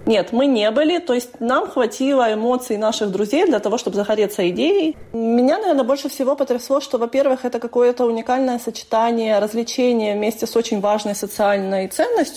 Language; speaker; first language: Russian; native; Russian